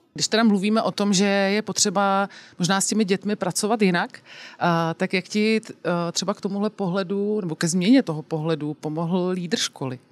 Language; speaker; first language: Czech; native; Czech